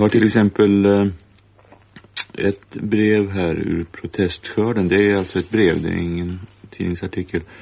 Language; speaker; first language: Swedish; native; Swedish